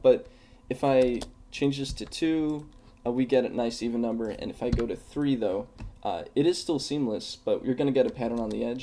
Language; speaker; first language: English; native; English